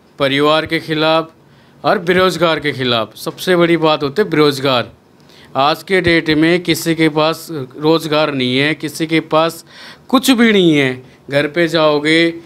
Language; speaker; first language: Hindi; native; Hindi